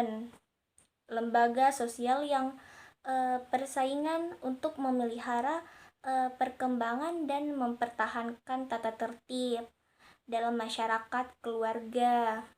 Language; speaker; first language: Indonesian; native; Indonesian